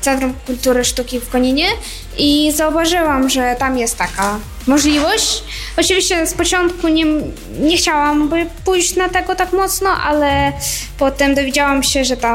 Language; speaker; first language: Polish; non-native, fluent; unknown